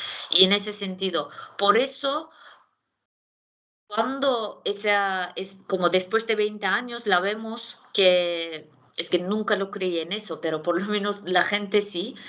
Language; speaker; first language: Spanish; non-native, fluent; Turkish